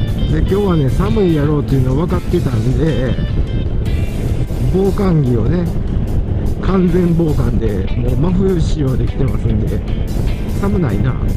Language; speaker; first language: Japanese; native; Japanese